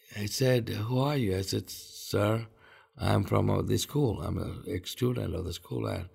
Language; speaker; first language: English; non-native, local second language; Malayalam